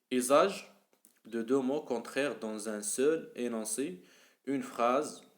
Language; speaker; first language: French; non-native, local second language; Arabic